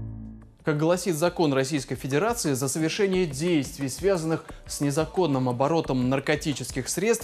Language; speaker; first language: Russian; native; Russian